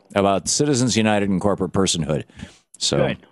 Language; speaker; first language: English; native; English